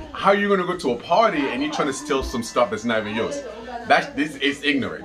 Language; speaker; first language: English; early bilingual, other home language; French